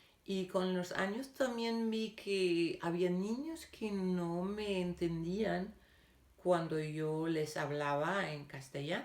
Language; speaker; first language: Spanish; non-native, fluent; Danish